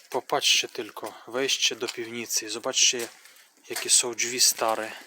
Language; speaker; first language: Polish; non-native, fluent; Russian